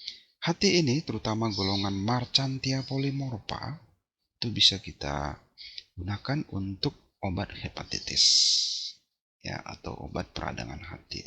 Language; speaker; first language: Indonesian; native; Indonesian